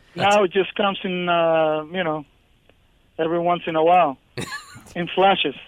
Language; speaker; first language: English; early bilingual, other home language; Spanish